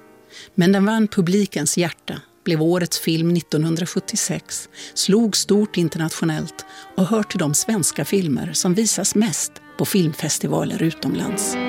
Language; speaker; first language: Swedish; native; Swedish